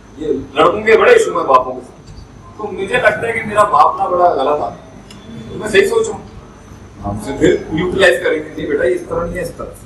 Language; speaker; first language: Urdu; non-native, local second language; Punjabi